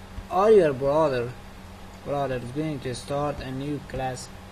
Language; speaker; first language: English; non-native, fluent; Persian